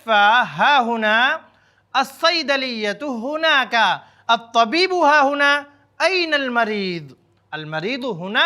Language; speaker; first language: Arabic; non-native, fluent; Urdu